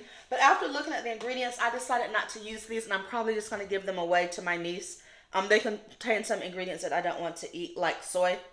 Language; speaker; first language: English; native; English